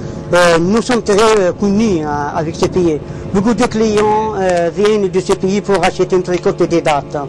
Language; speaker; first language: French; non-native, learner; Arabic